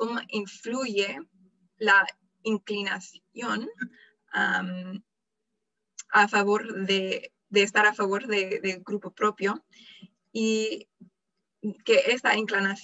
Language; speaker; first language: Spanish; non-native, fluent; English